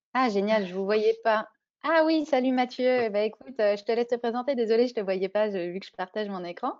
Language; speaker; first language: French; native; French